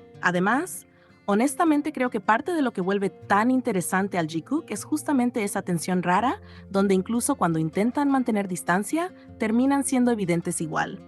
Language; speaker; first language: Spanish; native; Spanish